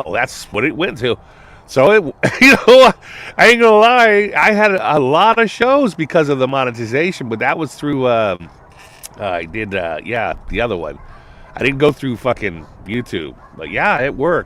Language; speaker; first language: English; native; English